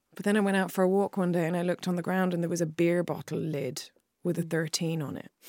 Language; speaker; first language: English; native; English